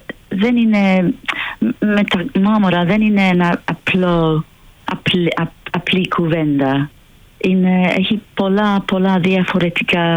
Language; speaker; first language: Greek; non-native, fluent; English